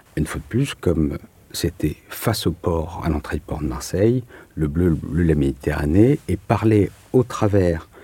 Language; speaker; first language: French; native; French